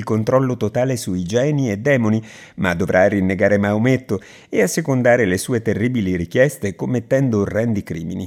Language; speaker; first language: Italian; native; Italian